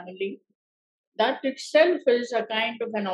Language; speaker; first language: English; non-native, local second language; Tamil